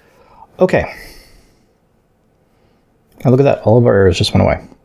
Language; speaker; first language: English; native; English